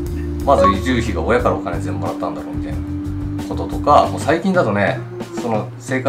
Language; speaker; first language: Japanese; native; Japanese